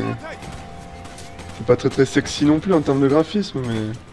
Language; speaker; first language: French; native; French